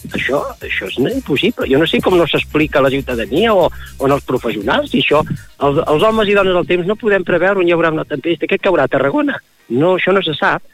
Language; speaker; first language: Catalan; native; Catalan